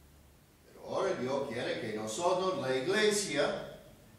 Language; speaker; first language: Spanish; non-native, fluent; English